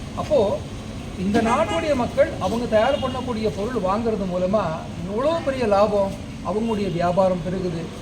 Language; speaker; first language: Tamil; non-native, local second language; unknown